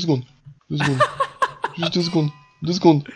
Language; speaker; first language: French; native; French